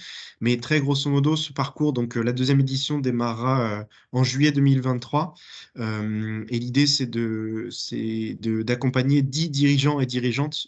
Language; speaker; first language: French; native; French